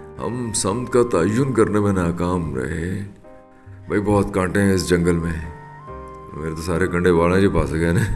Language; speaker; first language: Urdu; non-native, local second language; Punjabi